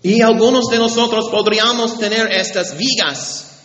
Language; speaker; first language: Spanish; non-native, learner; English